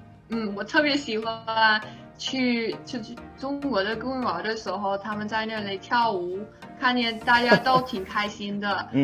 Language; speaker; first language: Chinese; early bilingual, heritage; English